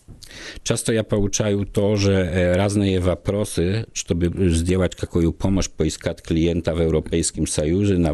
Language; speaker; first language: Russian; non-native, learner; Polish